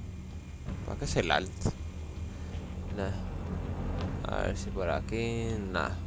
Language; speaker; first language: Spanish; native; Spanish